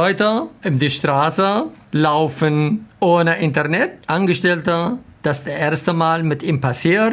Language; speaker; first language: German; non-native, learner; Arabic